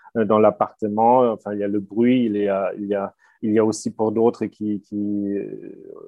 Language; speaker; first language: French; non-native, fluent; German